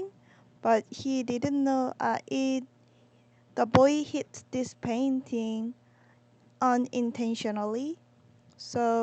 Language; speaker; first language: English; non-native, learner; Korean